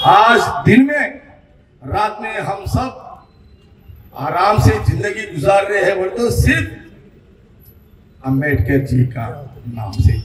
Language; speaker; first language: Hindi; non-native, local second language; Telugu